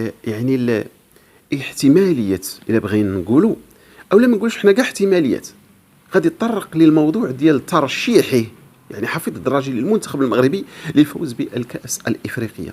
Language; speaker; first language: Arabic; native; Arabic